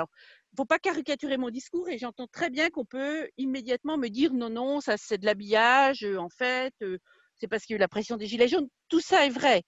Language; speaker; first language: French; native; French